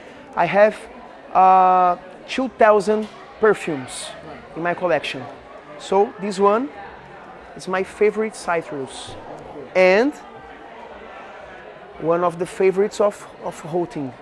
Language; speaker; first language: English; non-native, learner; Portuguese